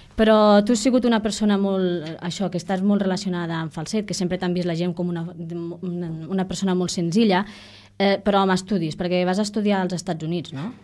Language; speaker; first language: Catalan; native; Catalan